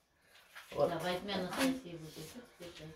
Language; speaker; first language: Russian; non-native, learner; Azerbaijani